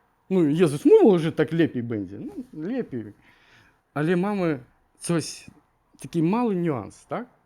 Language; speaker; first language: Polish; non-native, learner; Ukrainian